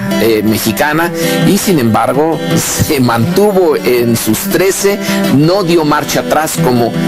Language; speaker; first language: Spanish; native; Spanish